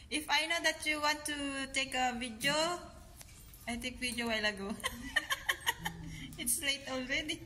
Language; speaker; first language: English; non-native, learner; Filipino